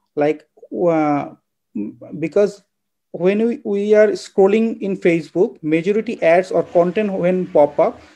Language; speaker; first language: English; non-native, local second language; Bangla